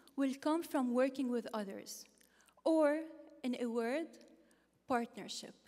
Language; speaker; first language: English; non-native, fluent; Arabic